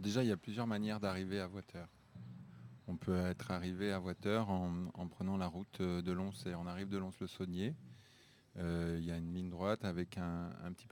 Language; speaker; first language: French; native; French